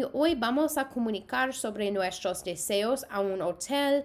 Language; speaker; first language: Spanish; non-native, fluent; English